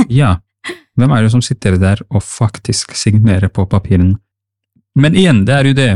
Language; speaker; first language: Norwegian; non-native, fluent; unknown